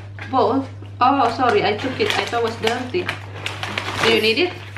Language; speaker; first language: English; non-native, fluent; Indonesian